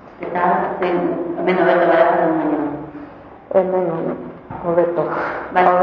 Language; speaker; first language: Basque; non-native, local second language; Spanish